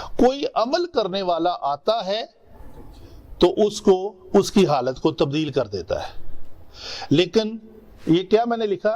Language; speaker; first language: Urdu; non-native, local second language; Punjabi